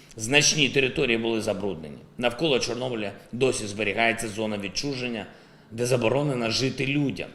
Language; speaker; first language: Ukrainian; non-native, local second language; Russian